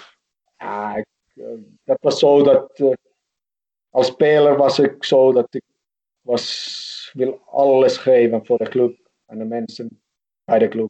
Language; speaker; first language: Dutch; non-native, fluent; Finnish